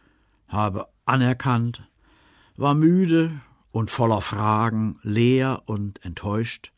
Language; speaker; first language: German; native; German